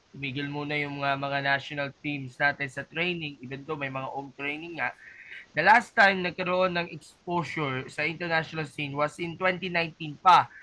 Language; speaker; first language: Filipino; native; Filipino